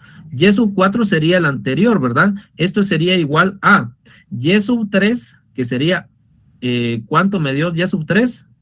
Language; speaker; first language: Spanish; native; Spanish